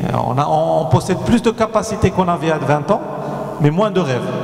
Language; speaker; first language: French; non-native, local second language; Arabic